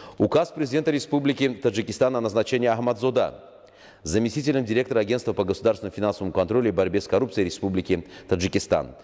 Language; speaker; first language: Russian; non-native, local second language; Tajik